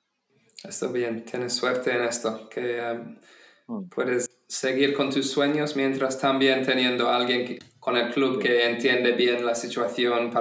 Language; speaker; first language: Spanish; non-native, fluent; English